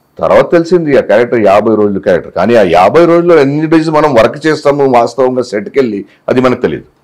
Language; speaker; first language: Telugu; non-native, local second language; Hindi